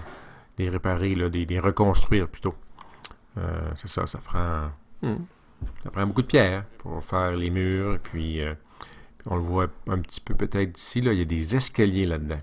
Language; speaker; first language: French; native; French